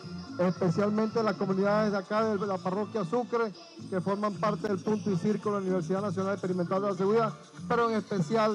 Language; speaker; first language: Spanish; native; Spanish